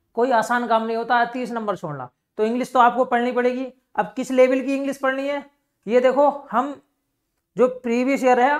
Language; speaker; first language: Hindi; native; Hindi